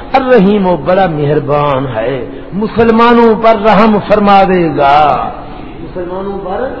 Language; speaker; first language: Urdu; non-native, local second language; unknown